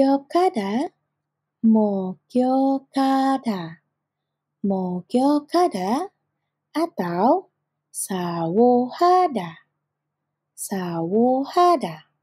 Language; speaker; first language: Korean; non-native, fluent; Indonesian